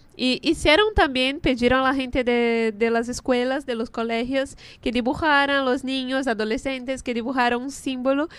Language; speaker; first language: Spanish; non-native, fluent; Portuguese